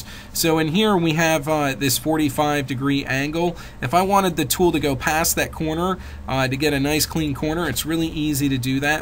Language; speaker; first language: English; native; English